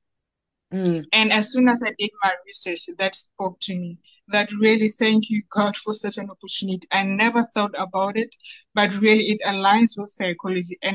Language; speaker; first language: English; non-native, local second language; Southern Sotho